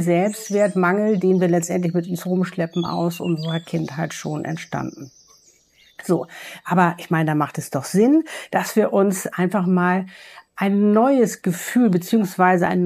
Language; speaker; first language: German; native; German